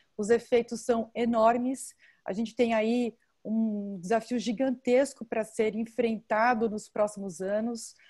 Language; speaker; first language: Portuguese; native; Portuguese